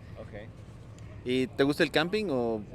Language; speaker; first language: Spanish; native; Spanish